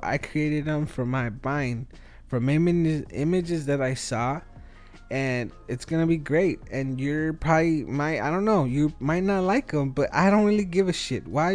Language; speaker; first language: English; early bilingual, other home language; Spanish